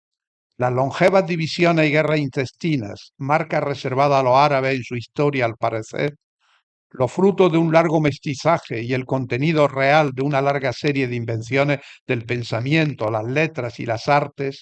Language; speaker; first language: Spanish; native; Spanish